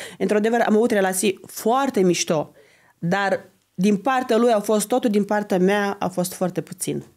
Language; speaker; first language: Romanian; non-native, fluent; Lithuanian